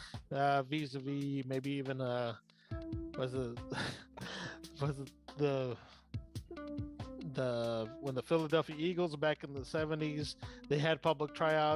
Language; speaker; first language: English; native; English